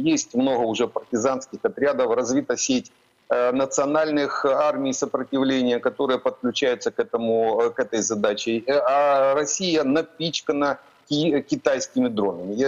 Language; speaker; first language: Russian; native; Russian